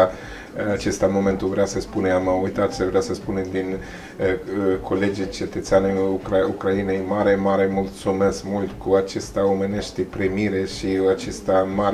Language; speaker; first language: Romanian; non-native, learner; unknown